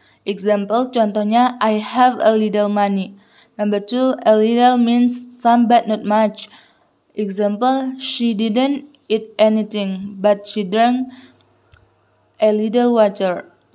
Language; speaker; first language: English; non-native, learner; Indonesian